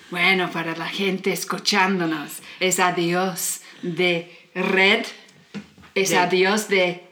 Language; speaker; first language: Spanish; non-native, learner; English